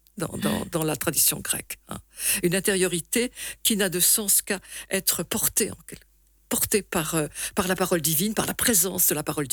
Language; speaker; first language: French; native; French